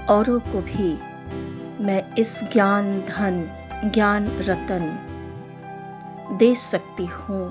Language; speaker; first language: Hindi; native; Hindi